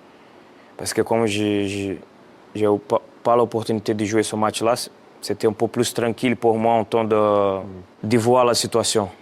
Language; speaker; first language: French; non-native, fluent; Portuguese